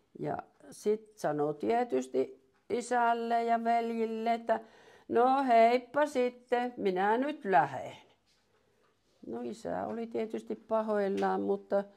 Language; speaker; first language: Finnish; native; Finnish